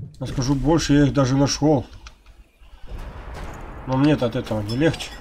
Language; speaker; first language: Russian; native; Russian